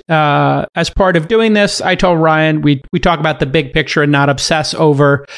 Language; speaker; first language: English; native; English